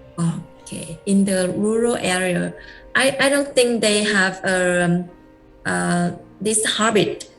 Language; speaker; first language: English; non-native, learner; Vietnamese